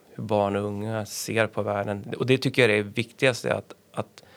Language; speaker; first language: Swedish; native; Swedish